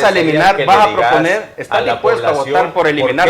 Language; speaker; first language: Spanish; native; Spanish